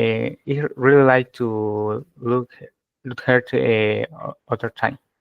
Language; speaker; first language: English; non-native, learner; Spanish